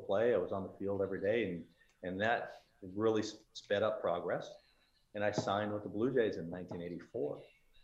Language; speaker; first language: English; native; English